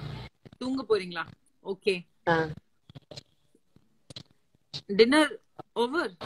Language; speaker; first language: Tamil; non-native, local second language; Assamese